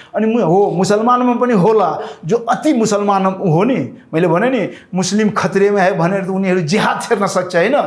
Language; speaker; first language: Nepali; non-native, local second language; Rana Tharu